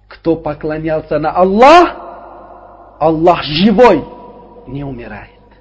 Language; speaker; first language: Russian; non-native, learner; Uzbek